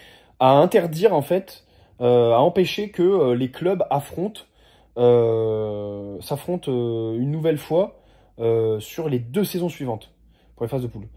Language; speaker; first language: French; native; French